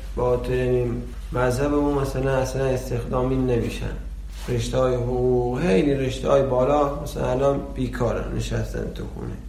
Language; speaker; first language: Persian; non-native, local second language; Baluchi